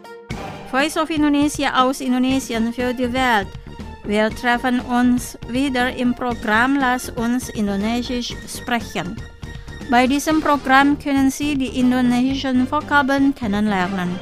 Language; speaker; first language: German; non-native, fluent; Indonesian